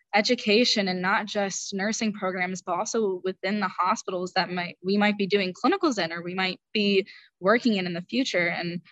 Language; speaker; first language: English; native; English